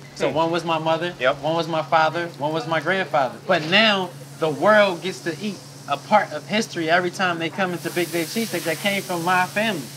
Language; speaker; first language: English; native; English